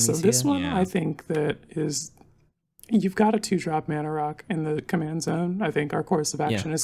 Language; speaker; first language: English; native; English